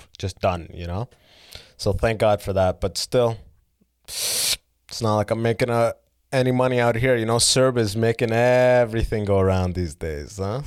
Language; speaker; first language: English; early bilingual, other home language; Arabic